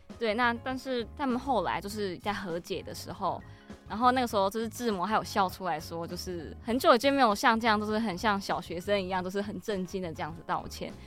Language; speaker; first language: Chinese; native; Chinese